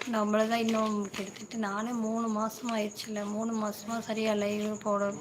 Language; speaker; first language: Tamil; non-native, local second language; Kannada